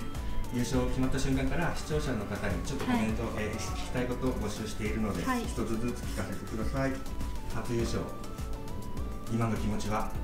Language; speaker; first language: Japanese; native; Japanese